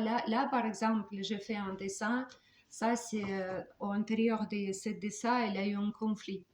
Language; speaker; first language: French; non-native, fluent; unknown